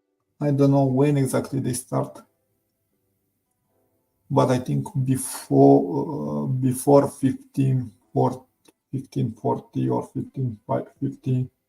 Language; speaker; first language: English; non-native, learner; Romanian